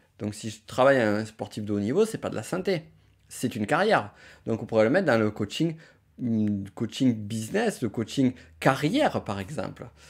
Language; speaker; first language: French; native; French